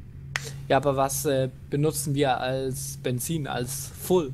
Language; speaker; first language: German; native; German